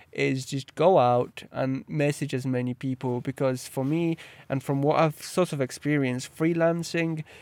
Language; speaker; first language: English; early bilingual, other home language; Polish